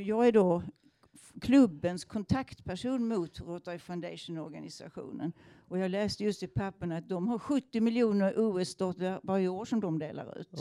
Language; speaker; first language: Swedish; native; Swedish